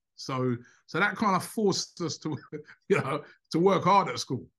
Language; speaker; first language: English; native; English